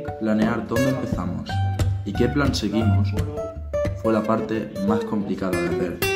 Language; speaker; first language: Spanish; native; Spanish